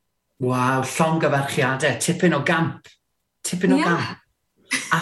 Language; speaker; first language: Welsh; native; Welsh